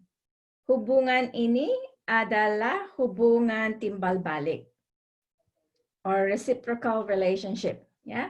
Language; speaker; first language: Indonesian; non-native, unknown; English